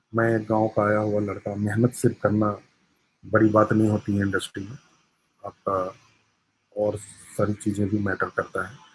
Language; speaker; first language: Hindi; native; Hindi